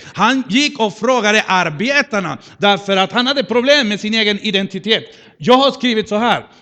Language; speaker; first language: Swedish; non-native, fluent; Spanish